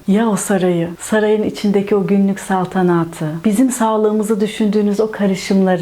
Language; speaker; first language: Turkish; native; Turkish